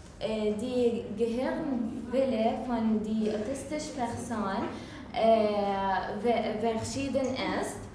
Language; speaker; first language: German; non-native, learner; Arabic